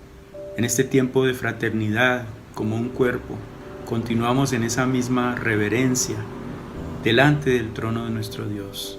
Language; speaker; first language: Spanish; native; Spanish